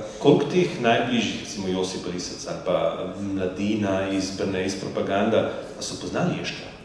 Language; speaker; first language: Slovenian; native; Slovenian